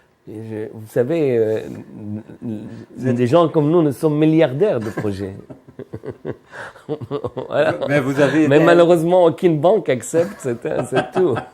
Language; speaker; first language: French; non-native, fluent; Arabic